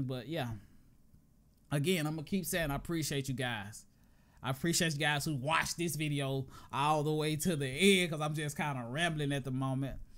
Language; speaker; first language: English; native; English